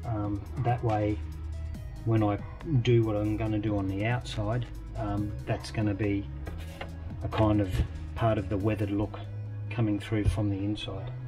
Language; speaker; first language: English; native; English